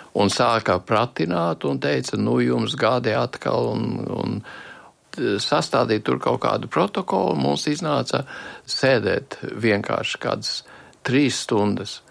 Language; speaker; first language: Latvian; native; Latvian